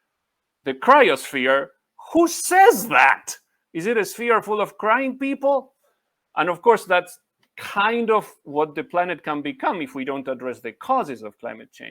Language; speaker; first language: English; non-native, fluent; Spanish